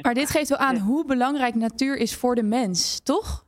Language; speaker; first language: Dutch; native; Dutch